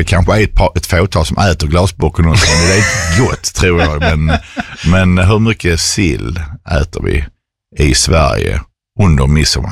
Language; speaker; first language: Swedish; native; Swedish